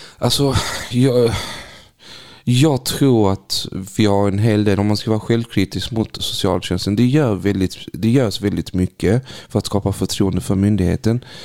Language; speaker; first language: Swedish; early bilingual, other home language; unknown